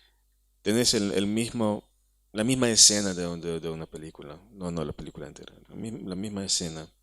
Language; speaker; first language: Spanish; non-native, fluent; Hebrew